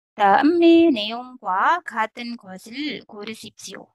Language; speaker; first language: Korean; non-native, fluent; Indonesian